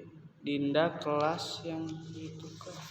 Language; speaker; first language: Indonesian; native; Indonesian